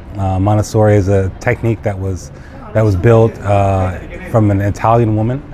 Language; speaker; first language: English; native; English